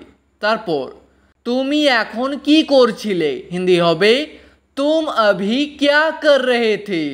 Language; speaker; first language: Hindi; non-native, local second language; Bangla